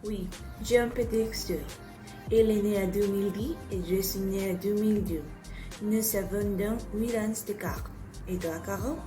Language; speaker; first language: French; non-native, learner; Spanish